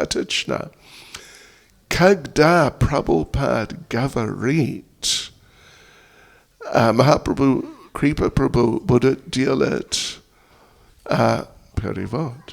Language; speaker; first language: Russian; non-native, learner; English